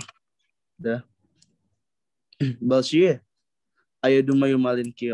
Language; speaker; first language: Russian; non-native, learner; Indonesian